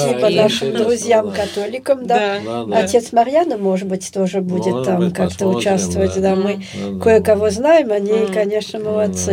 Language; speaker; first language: Russian; early bilingual, heritage; Russian